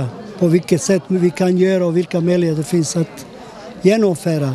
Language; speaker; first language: Swedish; non-native, fluent; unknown